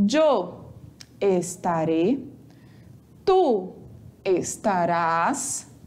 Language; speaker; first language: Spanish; non-native, fluent; Portuguese